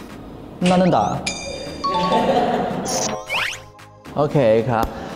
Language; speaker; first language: Thai; non-native, learner; Chinese